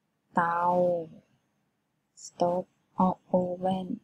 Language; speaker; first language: English; non-native, learner; Thai